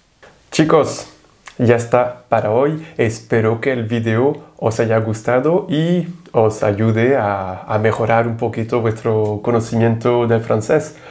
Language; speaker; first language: Spanish; non-native, fluent; French